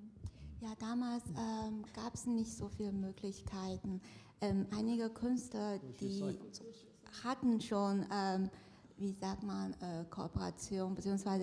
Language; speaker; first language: German; non-native, fluent; Chinese